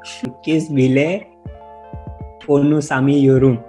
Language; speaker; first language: Turkish; non-native, learner; Gujarati